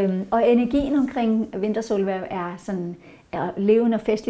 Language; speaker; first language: Danish; non-native, fluent; Norwegian